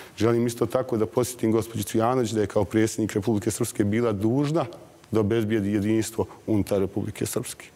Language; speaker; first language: Serbian; native; Serbian